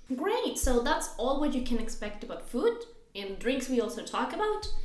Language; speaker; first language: English; non-native, fluent; Spanish